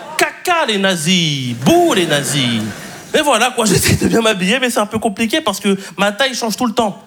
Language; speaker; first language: French; native; French